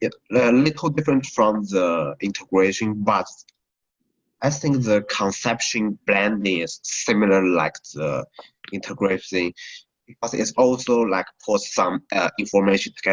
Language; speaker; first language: English; non-native, learner; Chinese